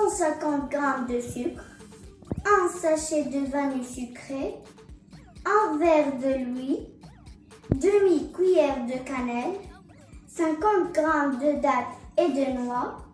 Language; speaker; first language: French; non-native, learner; Arabic